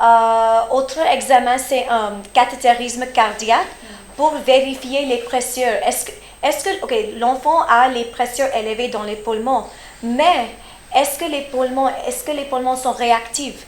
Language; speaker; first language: French; early bilingual, heritage; French